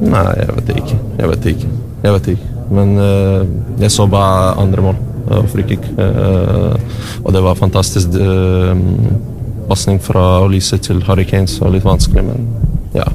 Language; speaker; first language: Norwegian; non-native, learner; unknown